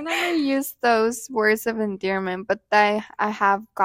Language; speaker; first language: English; non-native, fluent; Spanish